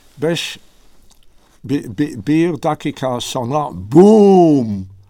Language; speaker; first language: Turkish; non-native, learner; English